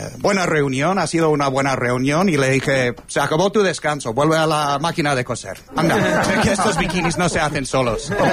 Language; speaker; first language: Spanish; non-native, fluent; English